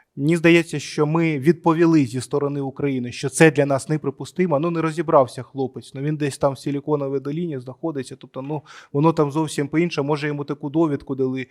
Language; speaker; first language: Ukrainian; non-native, local second language; Russian